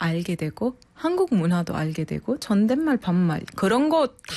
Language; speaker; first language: Korean; non-native, fluent; Arabic